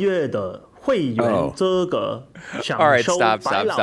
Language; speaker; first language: Chinese; non-native, learner; English